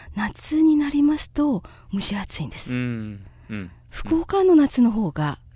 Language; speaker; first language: Japanese; non-native, fluent; Chinese